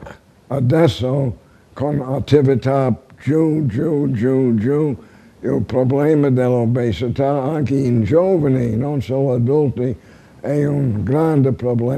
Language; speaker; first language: Italian; non-native, learner; English